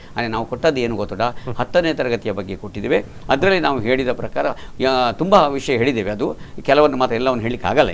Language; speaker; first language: Kannada; non-native, local second language; Marathi